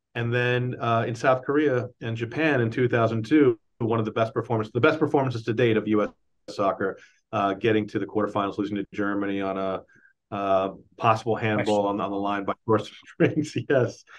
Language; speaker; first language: English; native; English